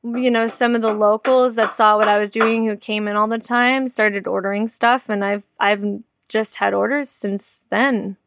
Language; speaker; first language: English; native; English